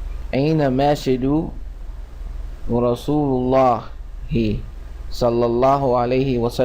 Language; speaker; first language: Arabic; non-native, fluent; English